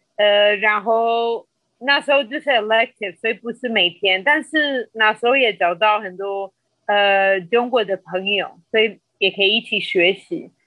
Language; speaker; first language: Chinese; non-native, fluent; Spanish